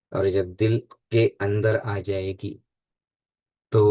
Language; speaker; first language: Hindi; non-native, local second language; Marathi